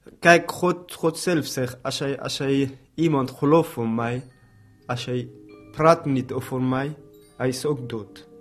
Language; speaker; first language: Dutch; non-native, learner; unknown